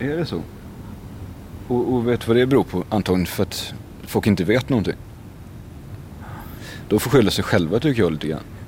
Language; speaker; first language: Swedish; native; Swedish